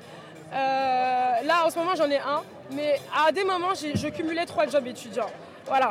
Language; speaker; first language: French; native; French